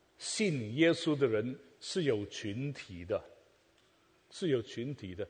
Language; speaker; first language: Chinese; non-native, local second language; Cantonese